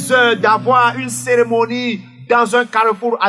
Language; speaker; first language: French; non-native, local second language; Ewe